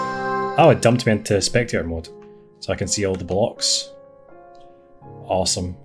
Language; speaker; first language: English; native; English